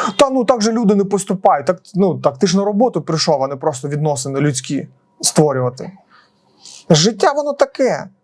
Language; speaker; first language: Ukrainian; non-native, local second language; Russian